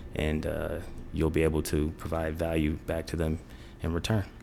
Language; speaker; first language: English; native; English